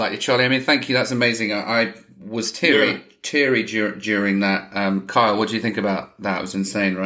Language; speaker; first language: English; native; English